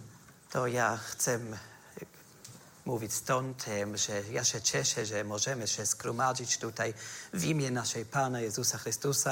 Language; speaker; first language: Polish; non-native, fluent; German